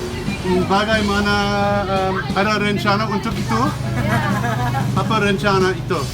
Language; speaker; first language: Indonesian; non-native, learner; English